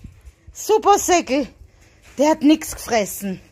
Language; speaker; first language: German; native; German